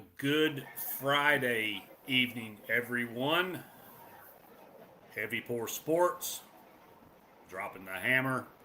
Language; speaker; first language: English; native; English